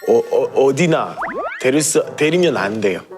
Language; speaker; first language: Korean; non-native, learner; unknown